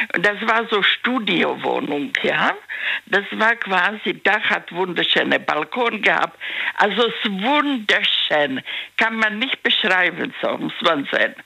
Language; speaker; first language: German; non-native, learner; Czech